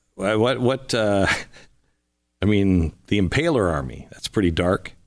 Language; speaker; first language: English; native; English